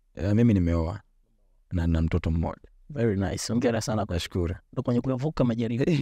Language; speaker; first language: Swahili; native; Swahili